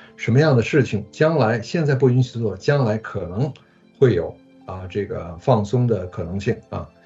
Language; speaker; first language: Chinese; early bilingual, other home language; Japanese